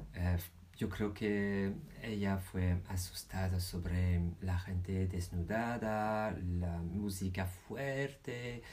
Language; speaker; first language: Spanish; non-native, fluent; French